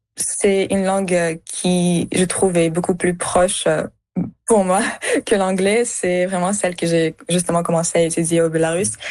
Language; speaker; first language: French; early bilingual, other home language; Russian